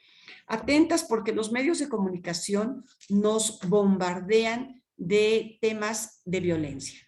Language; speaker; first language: Spanish; native; Spanish